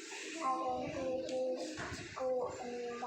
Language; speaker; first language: English; non-native, learner; Vietnamese